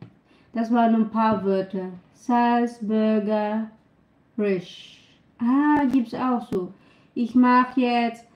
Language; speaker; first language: German; non-native, learner; Filipino